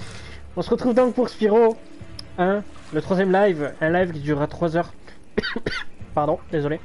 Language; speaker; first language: French; native; French